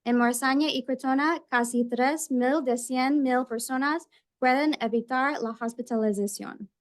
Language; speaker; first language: Spanish; non-native, learner; English